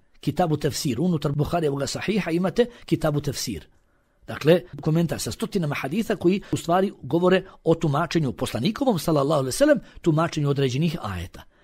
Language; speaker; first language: Bosnian; native; Bosnian